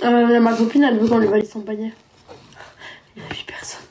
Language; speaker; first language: French; non-native, local second language; Arabic